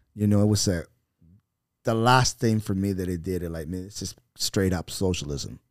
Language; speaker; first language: English; non-native, fluent; Spanish